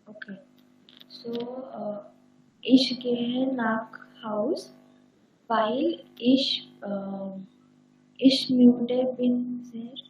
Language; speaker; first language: German; non-native, learner; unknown